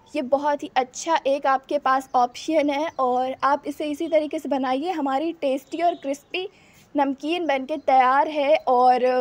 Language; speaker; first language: Hindi; native; Hindi